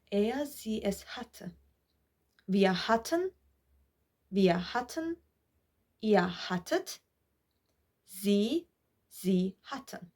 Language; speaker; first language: German; non-native, fluent; Georgian